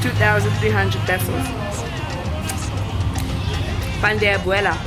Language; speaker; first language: Spanish; non-native, learner; English